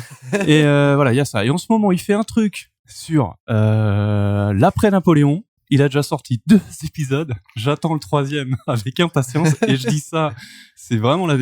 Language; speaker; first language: French; native; French